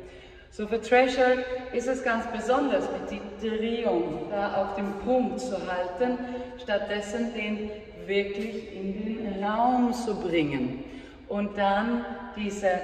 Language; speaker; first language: German; non-native, fluent; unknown